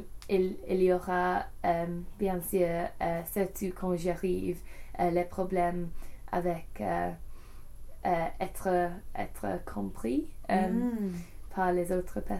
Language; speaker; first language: French; non-native, learner; English